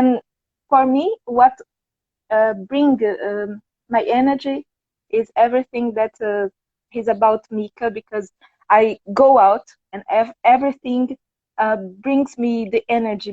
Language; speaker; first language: English; non-native, fluent; Portuguese